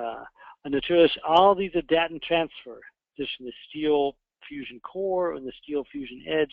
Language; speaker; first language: German; non-native, fluent; English